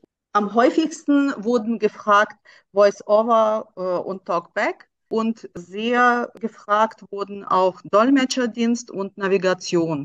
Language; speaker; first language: German; non-native, fluent; Russian